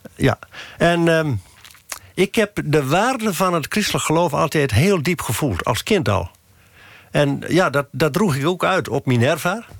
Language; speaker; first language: Dutch; native; Dutch